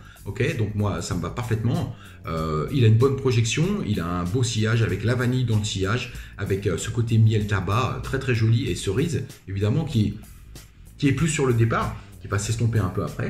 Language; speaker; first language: French; native; French